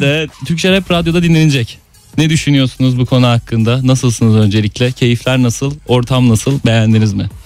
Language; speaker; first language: Turkish; native; Turkish